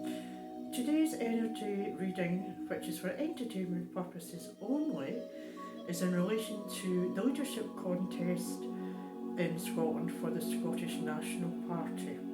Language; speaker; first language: English; native; English